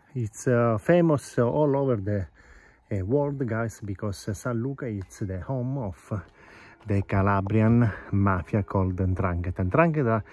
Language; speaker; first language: English; non-native, fluent; Italian